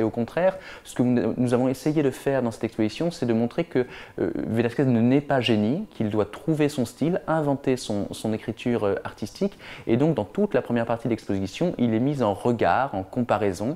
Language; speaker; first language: French; native; French